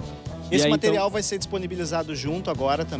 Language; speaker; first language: Portuguese; native; Portuguese